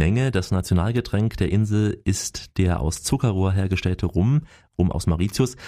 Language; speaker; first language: German; native; German